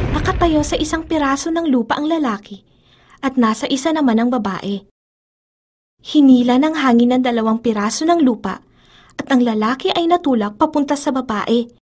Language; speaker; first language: Filipino; native; Filipino